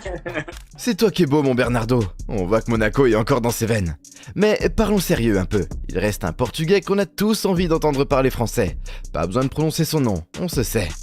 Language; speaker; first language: French; native; French